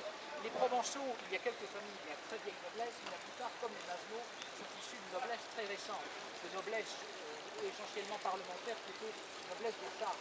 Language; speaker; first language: French; native; French